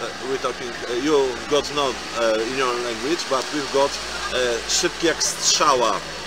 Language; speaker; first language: English; non-native, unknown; Polish